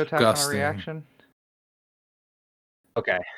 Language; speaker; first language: English; native; English